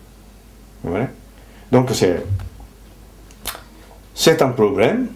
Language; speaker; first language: French; non-native, fluent; Japanese